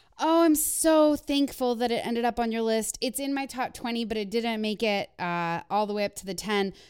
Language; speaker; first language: English; non-native, fluent; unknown